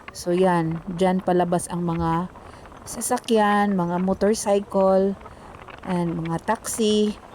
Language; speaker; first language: Filipino; non-native, local second language; Cebuano